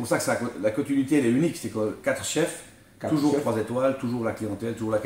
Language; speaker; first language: French; native; French